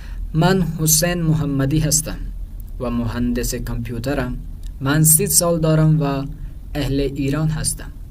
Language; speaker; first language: Persian; non-native, fluent; Urdu